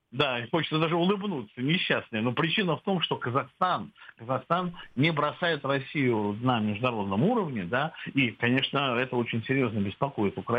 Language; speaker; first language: Russian; native; Russian